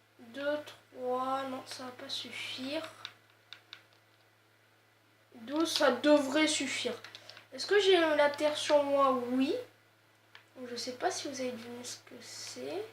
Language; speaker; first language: French; native; French